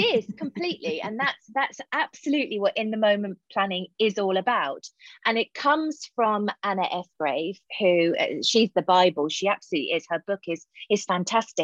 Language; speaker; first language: English; native; English